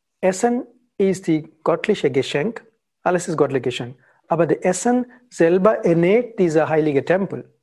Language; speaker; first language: German; non-native, learner; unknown